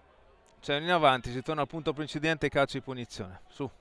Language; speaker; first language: Italian; native; Italian